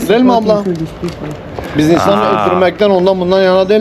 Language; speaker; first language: Turkish; native; Turkish